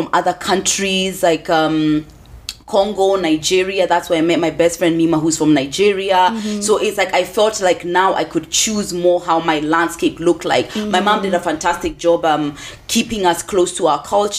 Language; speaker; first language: English; native; English